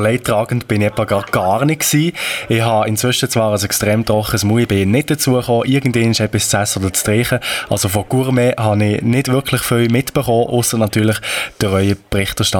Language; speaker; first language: German; native; German